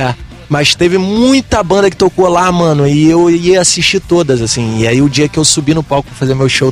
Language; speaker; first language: Portuguese; native; Portuguese